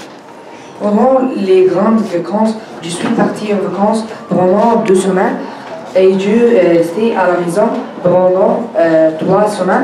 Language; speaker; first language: French; non-native, learner; Arabic